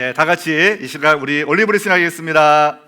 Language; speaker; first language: Korean; native; Korean